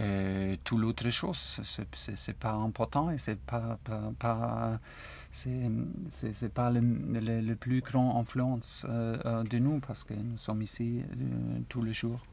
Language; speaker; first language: French; non-native, learner; German